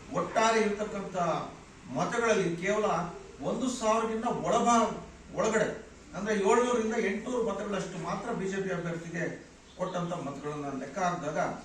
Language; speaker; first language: Kannada; non-native, local second language; Lambadi